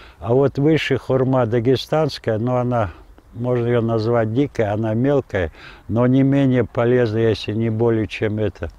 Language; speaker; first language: Russian; non-native, local second language; Ingush